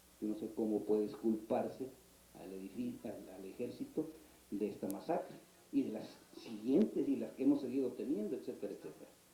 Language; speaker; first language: Spanish; native; Spanish